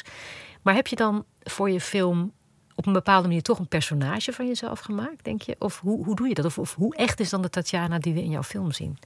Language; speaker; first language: Dutch; native; Dutch